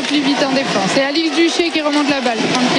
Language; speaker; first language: French; native; French